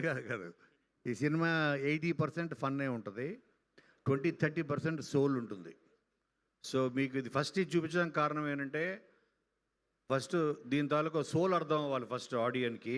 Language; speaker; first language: Telugu; native; Telugu